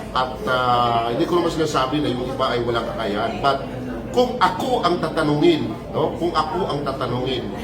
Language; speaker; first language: Filipino; native; Filipino